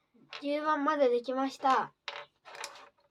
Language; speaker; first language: Japanese; native; Japanese